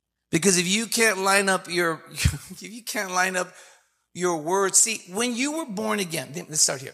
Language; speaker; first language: English; early bilingual, other home language; Spanish